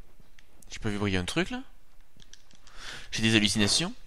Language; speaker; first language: French; native; French